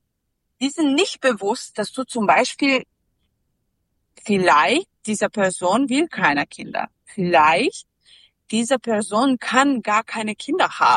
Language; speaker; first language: German; non-native, fluent; Serbian